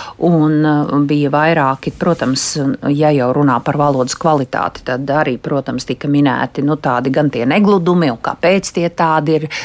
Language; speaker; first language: Latvian; native; Latvian